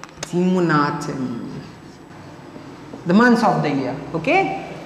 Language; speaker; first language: English; non-native, local second language; Marathi